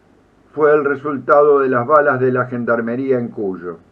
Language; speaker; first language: Spanish; native; Spanish